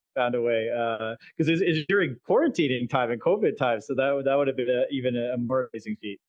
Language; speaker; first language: English; native; English